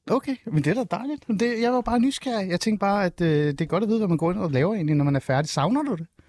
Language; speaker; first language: Danish; native; Danish